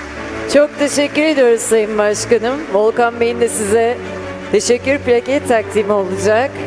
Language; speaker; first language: Turkish; native; Turkish